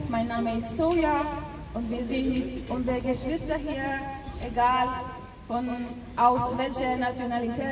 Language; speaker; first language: German; non-native, local second language; Persian